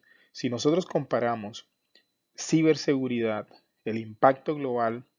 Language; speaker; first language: Spanish; native; Spanish